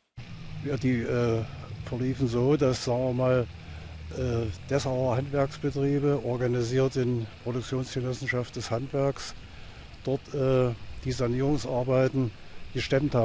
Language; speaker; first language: German; native; German